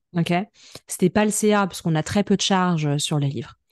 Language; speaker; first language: French; native; French